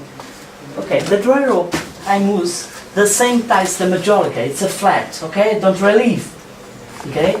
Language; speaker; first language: English; non-native, learner; Portuguese